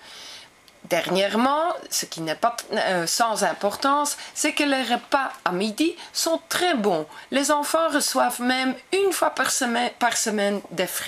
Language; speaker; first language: French; non-native, local second language; Dutch